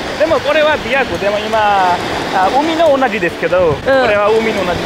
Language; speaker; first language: Japanese; non-native, learner; Bangla